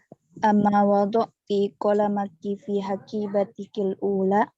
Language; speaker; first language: Arabic; non-native, learner; Indonesian